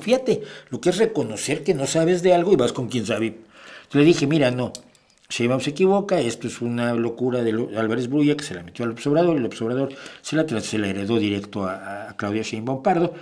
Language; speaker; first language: Spanish; native; Spanish